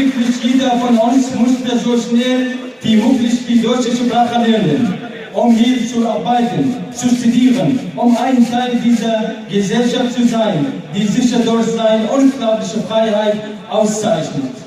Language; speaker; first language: German; non-native, learner; Arabic